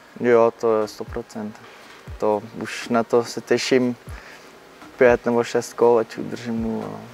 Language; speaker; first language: Czech; non-native, fluent; Dutch